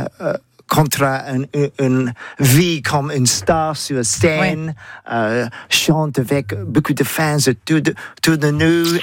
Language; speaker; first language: French; non-native, learner; English